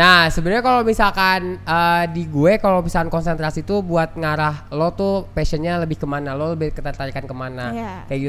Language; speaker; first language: Indonesian; native; Indonesian